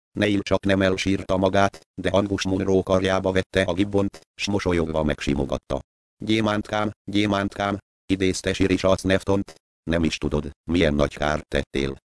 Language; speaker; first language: Hungarian; native; Hungarian